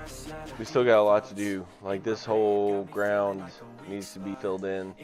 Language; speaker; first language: English; native; English